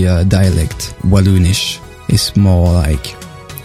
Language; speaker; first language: English; non-native, fluent; French